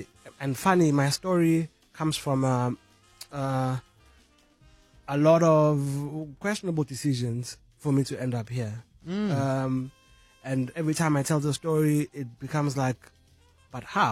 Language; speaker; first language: English; non-native, local second language; Zulu